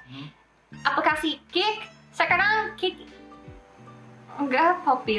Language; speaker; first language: Indonesian; non-native, learner; English